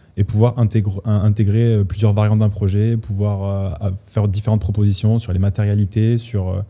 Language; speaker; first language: French; native; French